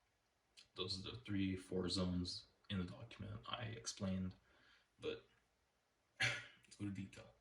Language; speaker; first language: English; native; English